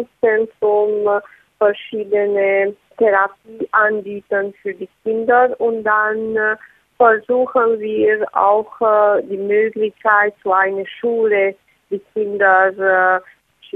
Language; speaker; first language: German; non-native, learner; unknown